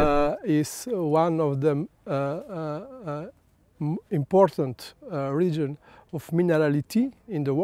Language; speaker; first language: English; non-native, learner; Slovenian